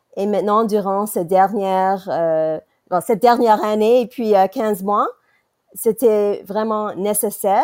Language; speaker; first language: French; non-native, local second language; English